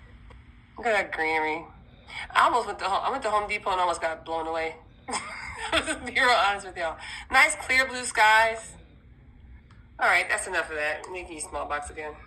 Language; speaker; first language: English; native; English